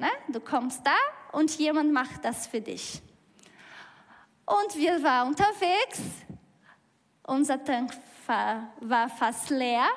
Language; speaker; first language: German; non-native, learner; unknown